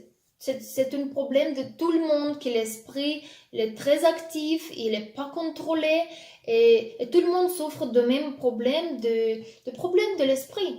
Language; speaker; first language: French; non-native, fluent; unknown